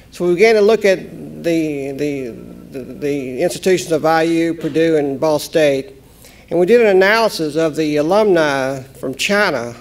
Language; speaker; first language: English; native; English